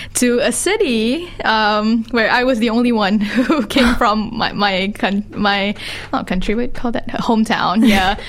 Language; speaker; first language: English; early bilingual, other home language; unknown